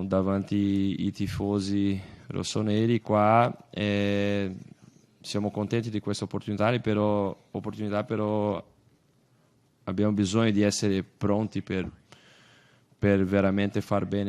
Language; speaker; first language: Italian; non-native, fluent; Portuguese